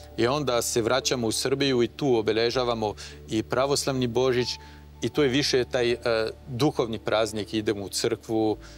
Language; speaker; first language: Croatian; non-native, fluent; French